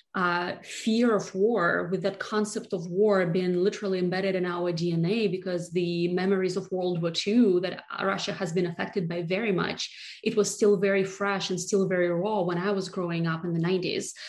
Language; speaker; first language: English; non-native, fluent; Russian